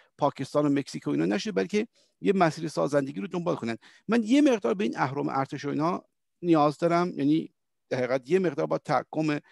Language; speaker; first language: Persian; early bilingual, heritage; Persian